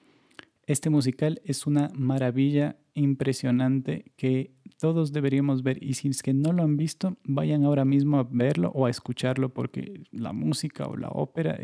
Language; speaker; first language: Spanish; native; Spanish